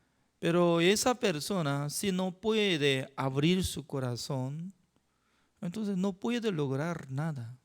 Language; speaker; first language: Spanish; non-native, learner; Korean